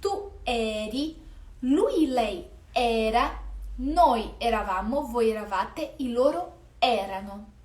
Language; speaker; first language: Italian; non-native, fluent; Portuguese